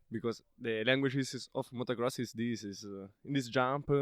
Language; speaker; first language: English; non-native, learner; Italian